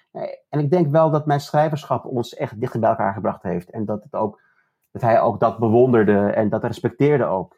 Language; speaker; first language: Dutch; early bilingual, other home language; Turkish